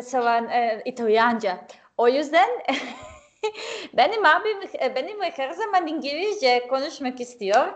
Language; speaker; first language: Turkish; non-native, fluent; Serbian